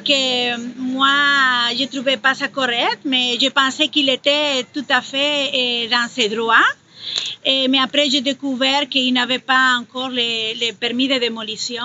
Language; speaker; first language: French; non-native, fluent; Spanish